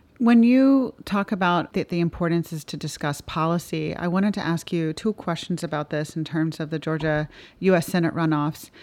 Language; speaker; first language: English; native; English